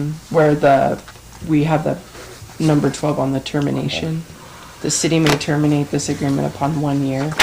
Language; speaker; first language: English; native; English